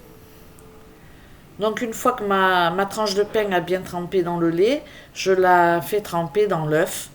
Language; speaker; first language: French; native; French